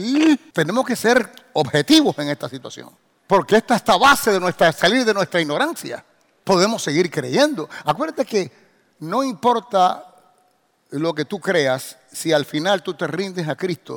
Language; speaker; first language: Spanish; native; Spanish